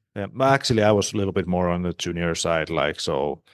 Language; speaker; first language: English; non-native, fluent; Finnish